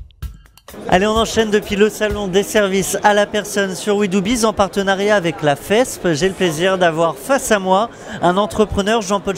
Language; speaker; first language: French; native; French